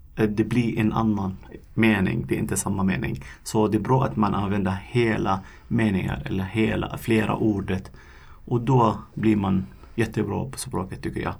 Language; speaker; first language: Swedish; non-native, fluent; Arabic